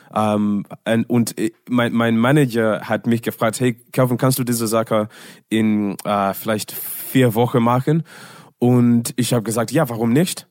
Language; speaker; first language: German; non-native, learner; English